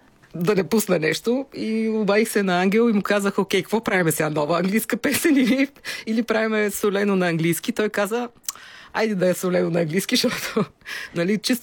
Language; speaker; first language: Bulgarian; native; Bulgarian